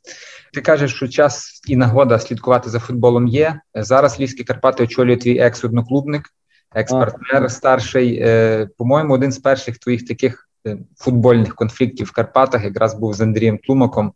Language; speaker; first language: Ukrainian; native; Ukrainian